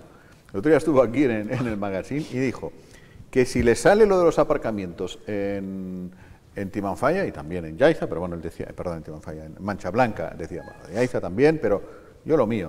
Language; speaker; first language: Spanish; native; Spanish